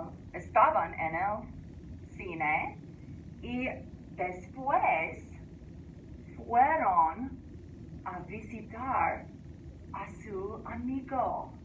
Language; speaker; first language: Spanish; non-native, fluent; English